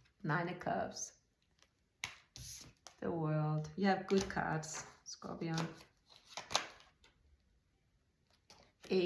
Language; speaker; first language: English; non-native, fluent; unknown